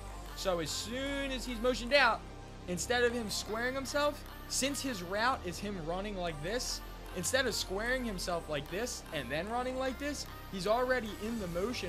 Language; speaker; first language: English; native; English